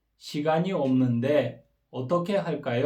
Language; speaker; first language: Korean; non-native, fluent; Kyrgyz